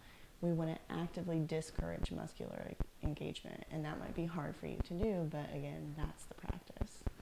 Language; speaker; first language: English; native; English